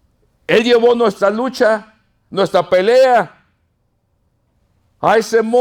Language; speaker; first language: Spanish; native; Spanish